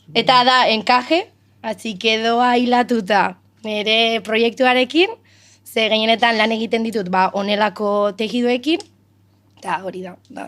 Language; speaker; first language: Basque; non-native, local second language; Spanish